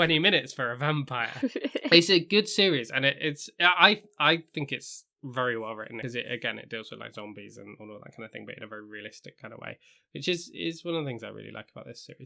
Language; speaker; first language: English; native; English